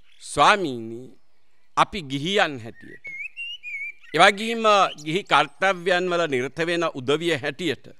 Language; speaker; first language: Sinhala; native; Sinhala